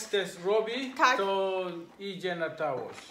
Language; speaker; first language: Polish; non-native, learner; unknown